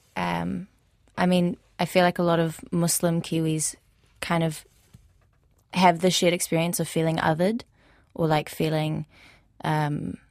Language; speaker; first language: English; early bilingual, other home language; Arabic